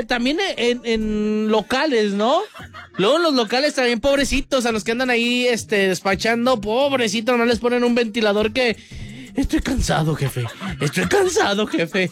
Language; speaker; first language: Spanish; native; Spanish